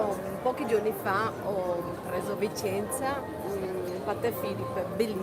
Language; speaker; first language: Italian; non-native, learner; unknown